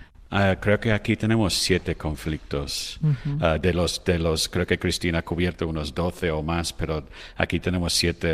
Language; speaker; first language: Spanish; non-native, fluent; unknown